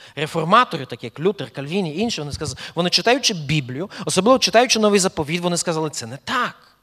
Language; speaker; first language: Ukrainian; early bilingual, heritage; Ukrainian